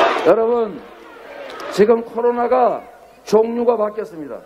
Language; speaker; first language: Korean; native; Korean